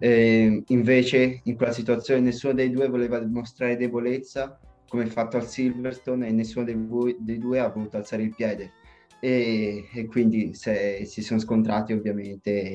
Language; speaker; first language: Italian; native; Italian